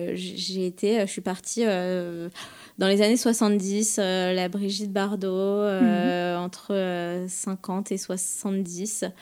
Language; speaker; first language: French; native; French